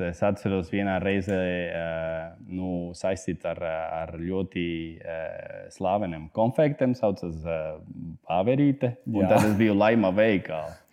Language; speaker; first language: Latvian; non-native, fluent; Spanish